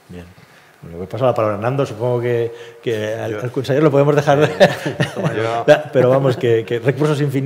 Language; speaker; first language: Spanish; native; Spanish